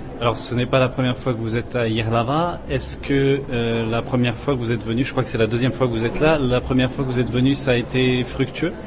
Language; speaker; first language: French; native; French